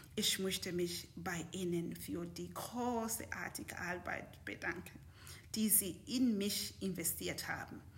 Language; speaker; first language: German; non-native, fluent; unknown